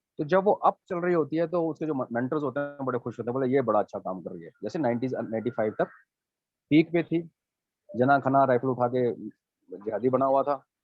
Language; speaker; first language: Hindi; non-native, local second language; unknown